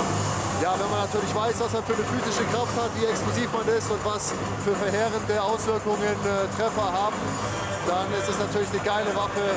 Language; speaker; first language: German; native; German